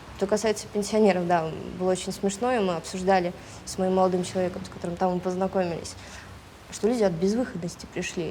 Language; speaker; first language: Russian; native; Russian